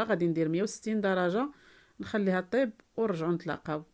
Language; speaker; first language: Arabic; native; Arabic